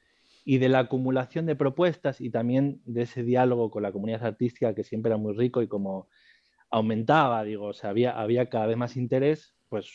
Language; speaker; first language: Spanish; native; Spanish